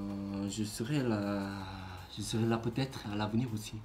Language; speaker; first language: French; non-native, learner; Korean